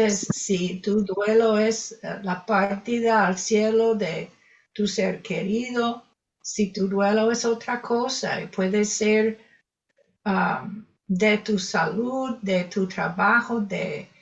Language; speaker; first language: Spanish; non-native, fluent; English